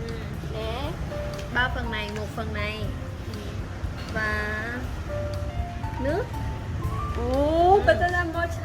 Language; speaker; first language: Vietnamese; non-native, learner; Korean